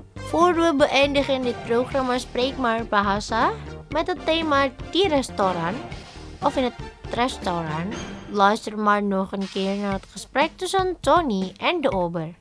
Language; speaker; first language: Dutch; non-native, fluent; Indonesian